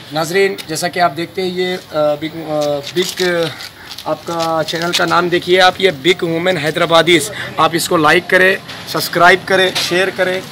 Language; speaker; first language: Hindi; non-native, local second language; Urdu